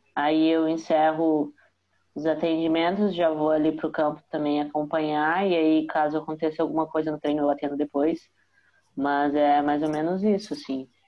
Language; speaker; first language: Portuguese; native; Portuguese